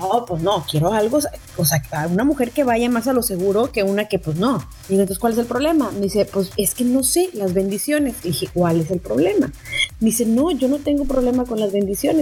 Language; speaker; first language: Spanish; native; Spanish